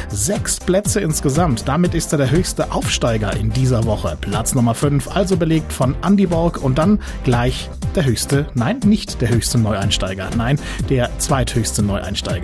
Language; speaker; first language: German; native; German